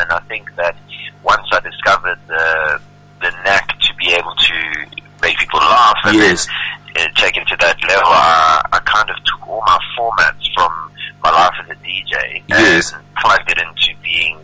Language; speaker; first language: English; native; English